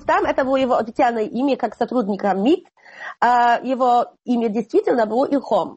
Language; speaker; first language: Russian; non-native, fluent; Polish